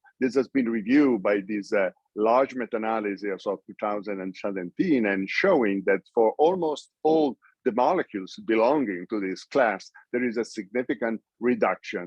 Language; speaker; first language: English; non-native, fluent; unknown